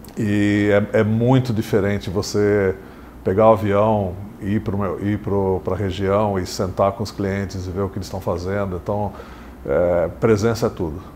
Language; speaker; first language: Portuguese; early bilingual, other home language; English